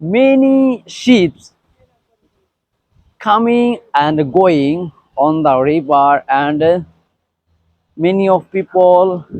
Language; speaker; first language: English; non-native, learner; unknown